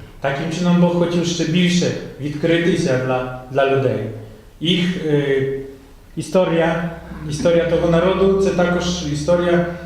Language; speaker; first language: Ukrainian; non-native, fluent; Polish